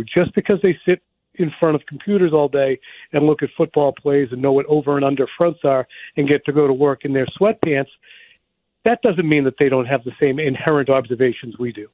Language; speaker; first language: English; native; English